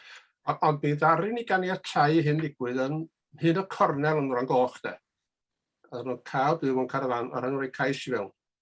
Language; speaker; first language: Welsh; native; Welsh